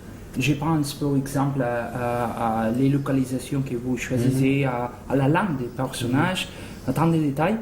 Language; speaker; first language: French; non-native, fluent; Spanish